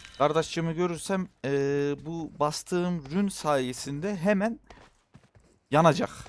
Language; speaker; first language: Turkish; native; Turkish